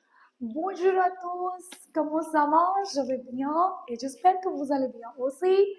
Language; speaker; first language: French; non-native, learner; Hindi